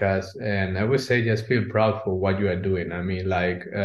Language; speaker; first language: English; non-native, fluent; Spanish